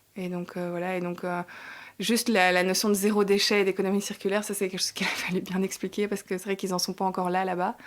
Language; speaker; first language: French; native; French